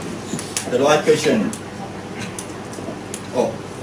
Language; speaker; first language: English; non-native, learner; Thai